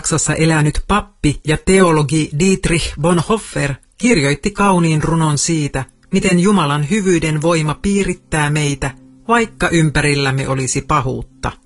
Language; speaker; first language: Finnish; native; Finnish